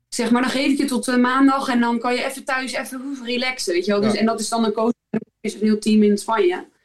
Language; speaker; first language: Dutch; native; Dutch